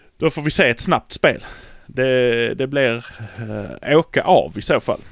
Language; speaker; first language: Swedish; native; Swedish